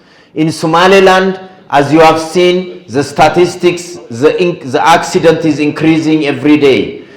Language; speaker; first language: English; non-native, fluent; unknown